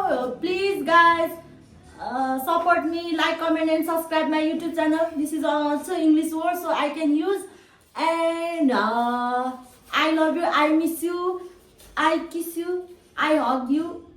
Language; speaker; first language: English; non-native, learner; Nepali